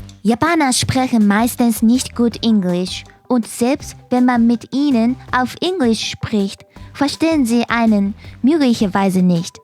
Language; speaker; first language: German; non-native, fluent; Japanese